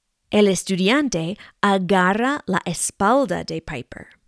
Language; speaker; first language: Spanish; non-native, fluent; English